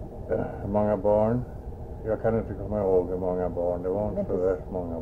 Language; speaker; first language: Swedish; early bilingual, heritage; Swedish